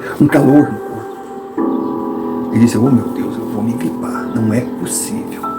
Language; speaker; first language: Portuguese; non-native, fluent; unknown